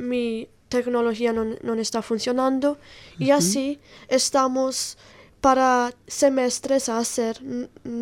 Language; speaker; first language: Spanish; non-native, learner; Italian